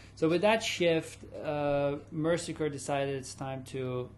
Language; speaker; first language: English; early bilingual, other home language; German